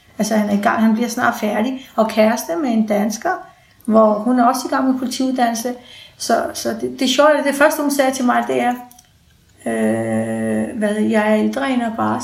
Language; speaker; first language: Danish; early bilingual, other home language; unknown